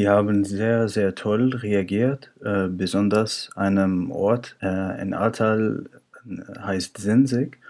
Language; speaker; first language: German; non-native, fluent; Arabic